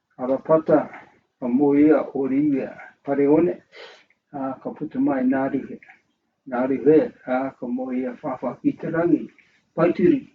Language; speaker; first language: Māori; native; Māori